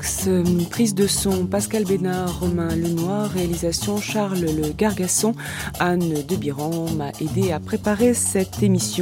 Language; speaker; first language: French; native; French